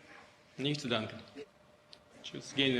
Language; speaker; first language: German; non-native, fluent; Russian